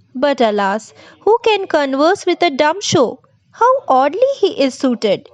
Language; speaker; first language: English; non-native, local second language; Bangla